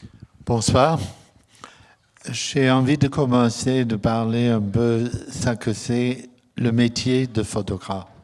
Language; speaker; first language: French; non-native, fluent; German